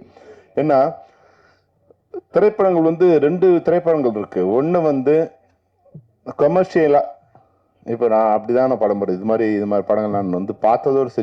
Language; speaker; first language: Tamil; native; Tamil